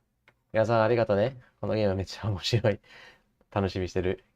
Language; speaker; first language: Japanese; non-native, learner; English